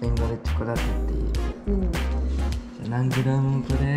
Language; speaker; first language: Japanese; non-native, fluent; Spanish